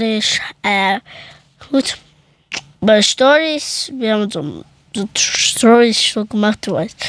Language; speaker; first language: German; early bilingual, other home language; Persian